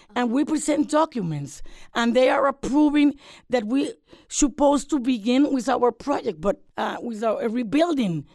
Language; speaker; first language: English; non-native, fluent; Spanish